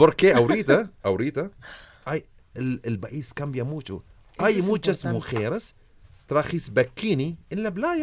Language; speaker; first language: Spanish; non-native, learner; Arabic